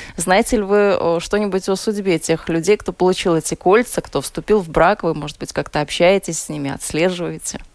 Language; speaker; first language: Russian; native; Russian